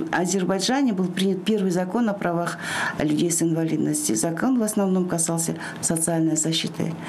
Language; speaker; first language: Russian; non-native, local second language; Kyrgyz